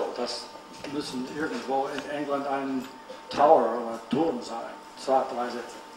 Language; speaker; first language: German; non-native, learner; English